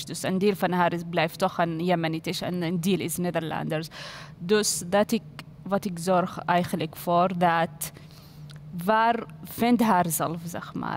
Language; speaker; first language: Dutch; non-native, learner; Arabic